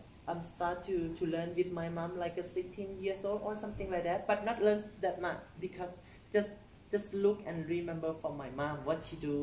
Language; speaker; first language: English; non-native, learner; Thai